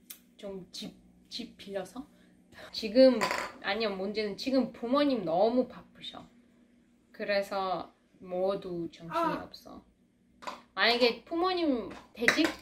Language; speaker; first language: Korean; non-native, fluent; Russian